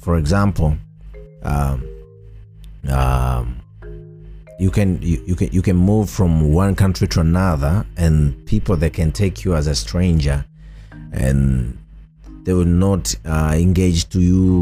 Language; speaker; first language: English; non-native, local second language; Swahili